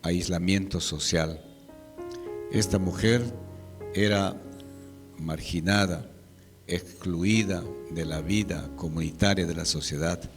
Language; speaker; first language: Spanish; native; Spanish